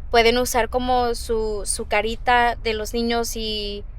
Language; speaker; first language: Spanish; early bilingual, heritage; Spanish